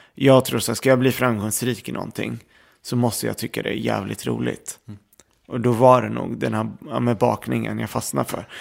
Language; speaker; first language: Swedish; early bilingual, other home language; Arabic